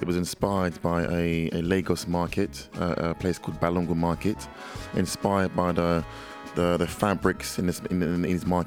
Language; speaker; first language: English; native; English